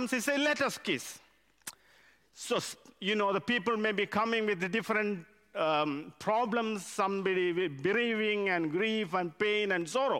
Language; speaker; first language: English; non-native, local second language; Malayalam